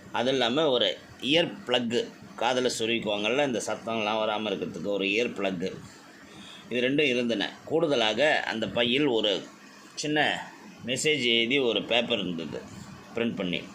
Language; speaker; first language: Tamil; native; Tamil